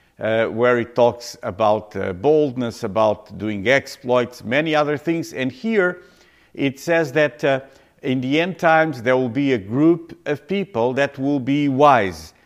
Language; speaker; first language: English; non-native, fluent; Portuguese